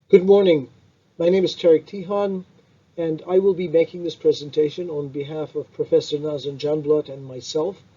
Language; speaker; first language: English; non-native, fluent; Turkish